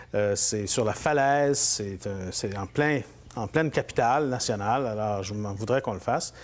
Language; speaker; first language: French; native; French